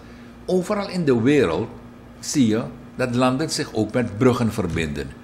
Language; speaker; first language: Dutch; native; Dutch